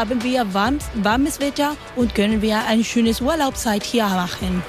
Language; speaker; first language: German; non-native, learner; Spanish